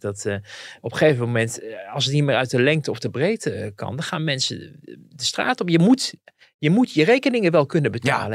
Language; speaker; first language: Dutch; native; Dutch